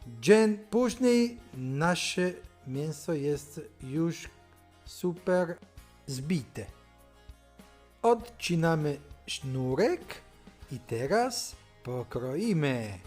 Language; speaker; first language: Polish; non-native, learner; Italian